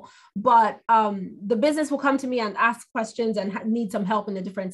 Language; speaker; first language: English; non-native, local second language; Igbo